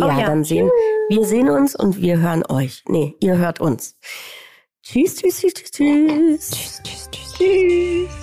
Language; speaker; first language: German; native; German